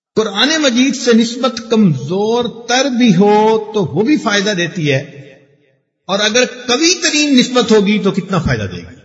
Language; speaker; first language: Urdu; non-native, local second language; Punjabi